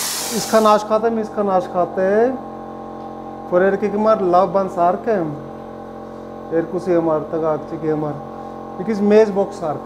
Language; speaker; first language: Armenian; non-native, learner; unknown